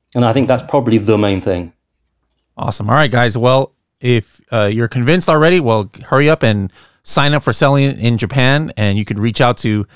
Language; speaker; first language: English; native; English